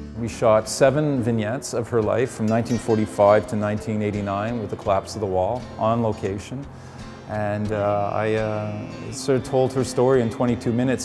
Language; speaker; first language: English; native; English